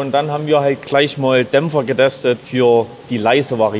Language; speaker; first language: German; native; German